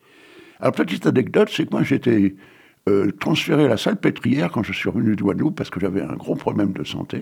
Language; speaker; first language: French; native; French